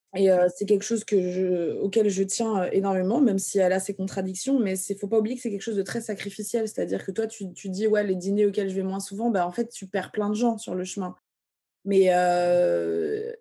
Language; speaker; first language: French; early bilingual, other home language; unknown